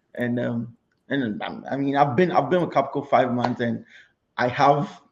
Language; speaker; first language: English; non-native, local second language; Akan